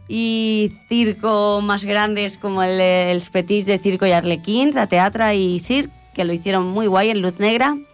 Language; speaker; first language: Spanish; non-native, local second language; Catalan